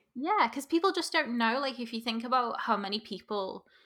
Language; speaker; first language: English; native; English